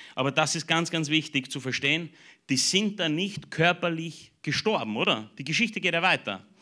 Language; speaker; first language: German; native; German